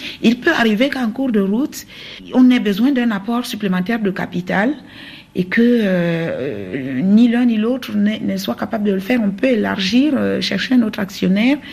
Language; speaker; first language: French; non-native, local second language; Basaa